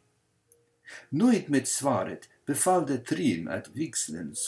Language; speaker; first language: Swedish; non-native, fluent; English